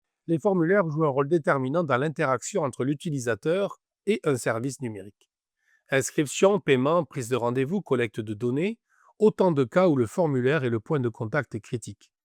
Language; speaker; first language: French; native; French